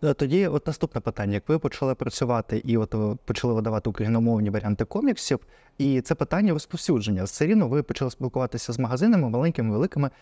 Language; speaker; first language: Ukrainian; non-native, local second language; Russian